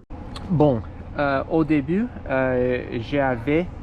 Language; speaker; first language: French; non-native, learner; English